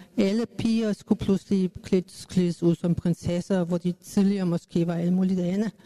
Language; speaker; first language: Danish; native; Danish